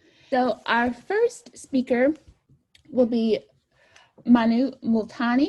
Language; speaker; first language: English; native; English